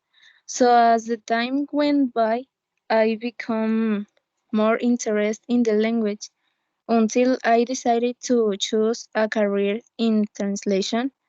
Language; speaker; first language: English; non-native, learner; Spanish